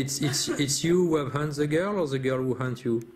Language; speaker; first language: English; non-native, fluent; French